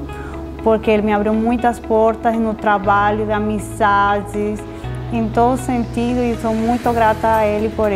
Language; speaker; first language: Portuguese; non-native, fluent; Spanish